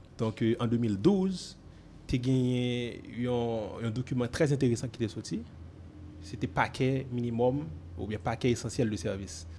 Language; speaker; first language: French; non-native, local second language; Haitian Creole